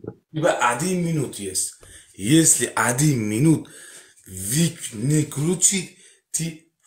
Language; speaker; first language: Russian; non-native, learner; Uzbek